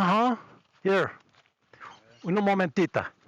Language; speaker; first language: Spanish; non-native, learner; English